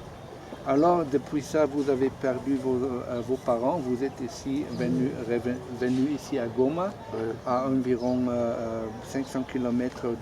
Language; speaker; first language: French; non-native, fluent; German